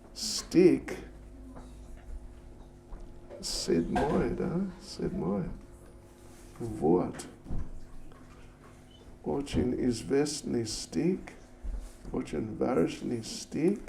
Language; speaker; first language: Russian; non-native, learner; English